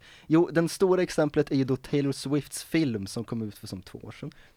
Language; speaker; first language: Swedish; native; Swedish